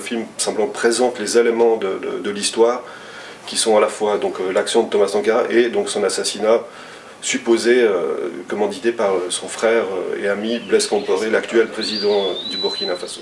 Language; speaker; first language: French; native; French